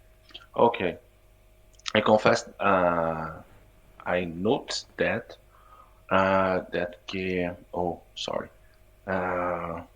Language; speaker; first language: English; non-native, learner; Portuguese